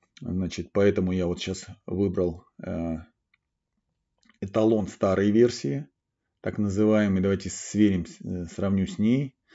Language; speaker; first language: Russian; native; Russian